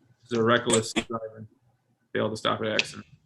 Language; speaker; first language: English; native; English